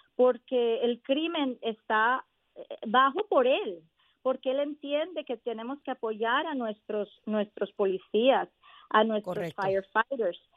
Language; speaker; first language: Spanish; native; Spanish